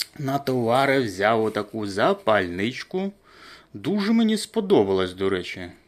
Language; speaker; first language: Ukrainian; non-native, local second language; Russian